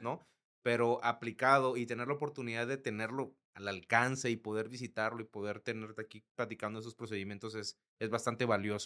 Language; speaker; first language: Spanish; native; Spanish